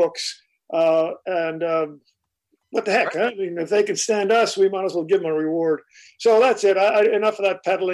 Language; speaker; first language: English; native; English